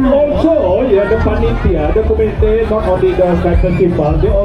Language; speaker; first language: English; non-native, learner; Indonesian